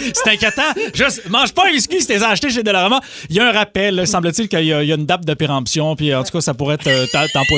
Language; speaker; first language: French; native; French